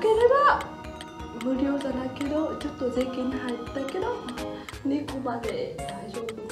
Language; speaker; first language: Japanese; non-native, learner; Vietnamese